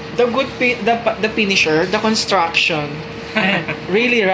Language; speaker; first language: English; non-native, local second language; Filipino